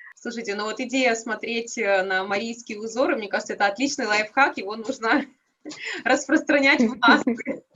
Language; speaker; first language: Russian; native; Russian